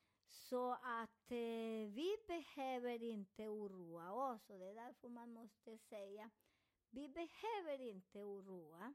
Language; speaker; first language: Swedish; non-native, fluent; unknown